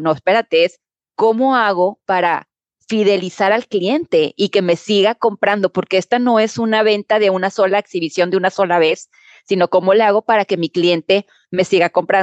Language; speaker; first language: Spanish; native; Spanish